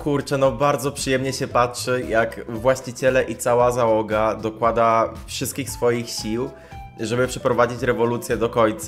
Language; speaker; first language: Polish; native; Polish